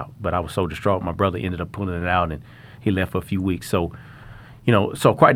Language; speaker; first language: English; native; English